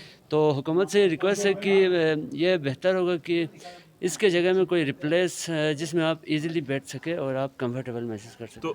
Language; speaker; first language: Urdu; non-native, local second language; Balti